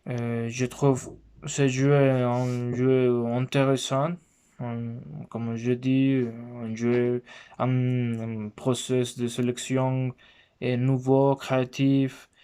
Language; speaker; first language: French; non-native, learner; Spanish